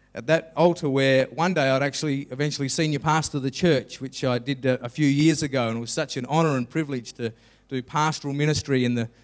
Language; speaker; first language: English; native; English